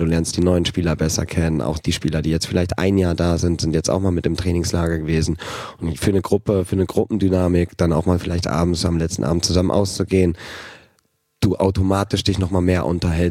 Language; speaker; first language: German; native; German